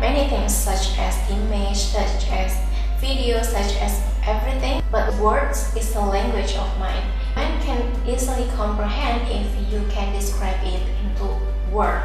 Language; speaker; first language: English; non-native, fluent; Indonesian